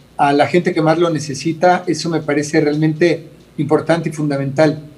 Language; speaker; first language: Spanish; native; Spanish